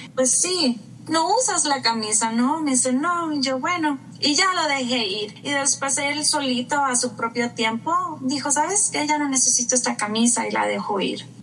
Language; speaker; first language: Spanish; native; Spanish